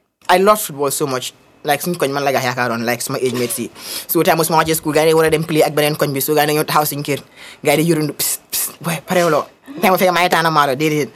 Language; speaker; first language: English; non-native, local second language; Wolof